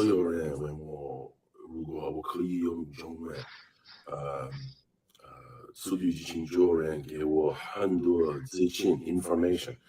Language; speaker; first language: Chinese; non-native, learner; English